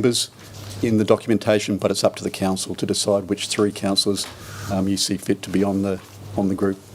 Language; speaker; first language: English; native; English